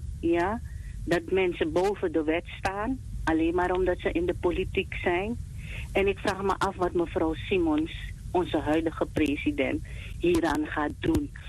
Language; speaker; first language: Dutch; native; Dutch